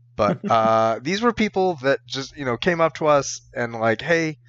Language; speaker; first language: English; native; English